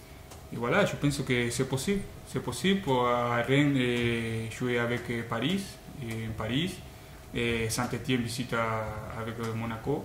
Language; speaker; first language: French; non-native, learner; Spanish